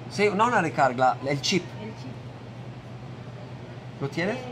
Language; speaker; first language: Spanish; non-native, learner; Italian